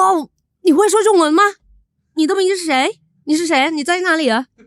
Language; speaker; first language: Chinese; non-native, learner; Indonesian